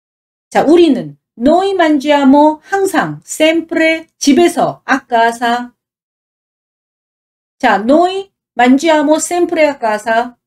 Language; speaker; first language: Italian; non-native, fluent; Korean